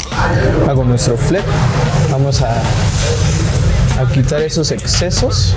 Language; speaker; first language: Spanish; native; Spanish